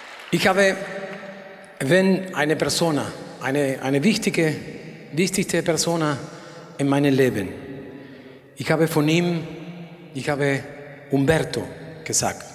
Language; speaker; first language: German; non-native, learner; Spanish